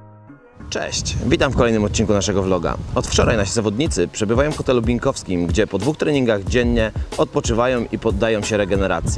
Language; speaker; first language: Polish; native; Polish